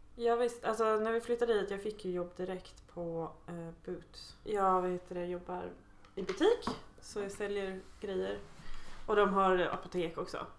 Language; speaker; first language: Swedish; native; Swedish